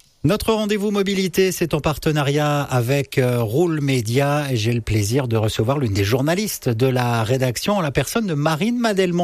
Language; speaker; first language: French; native; French